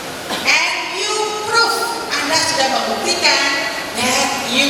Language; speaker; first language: English; non-native, fluent; Indonesian